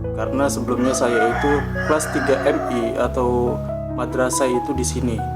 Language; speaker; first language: Indonesian; non-native, local second language; Javanese